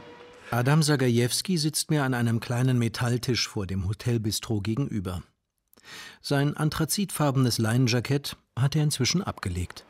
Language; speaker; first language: German; native; German